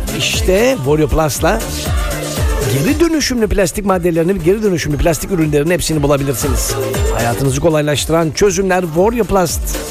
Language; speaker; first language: Turkish; native; Turkish